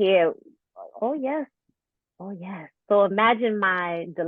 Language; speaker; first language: English; native; English